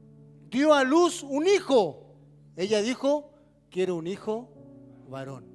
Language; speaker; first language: Spanish; native; Spanish